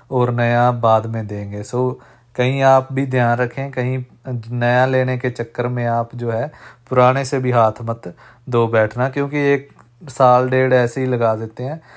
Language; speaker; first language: Hindi; non-native, local second language; Punjabi